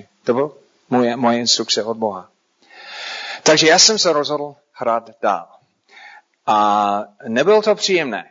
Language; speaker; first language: Czech; non-native, fluent; English